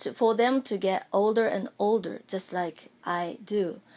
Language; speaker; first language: English; non-native, fluent; Japanese